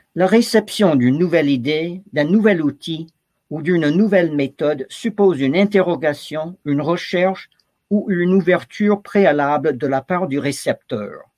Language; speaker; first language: French; non-native, fluent; English